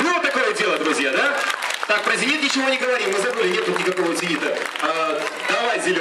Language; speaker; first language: Russian; native; Russian